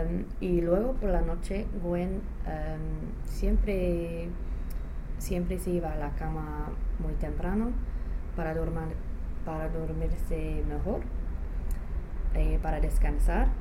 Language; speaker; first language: Spanish; non-native, fluent; English